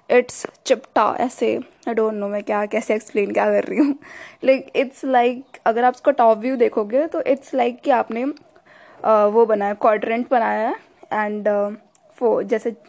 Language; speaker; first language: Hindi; native; Hindi